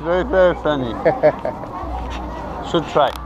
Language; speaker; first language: English; non-native, fluent; French